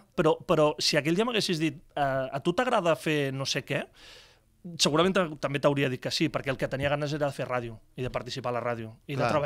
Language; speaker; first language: Catalan; native; Catalan